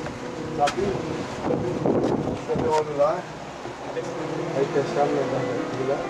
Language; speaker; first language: French; non-native, learner; Portuguese